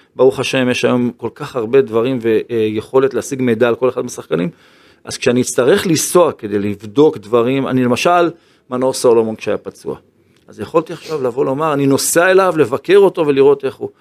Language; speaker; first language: Hebrew; native; Hebrew